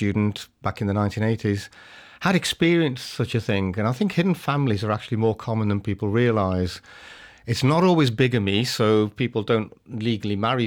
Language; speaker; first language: English; native; English